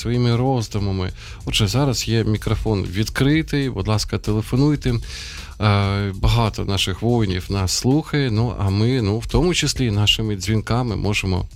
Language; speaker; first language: Ukrainian; native; Ukrainian